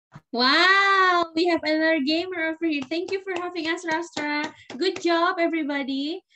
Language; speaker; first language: English; non-native, fluent; Indonesian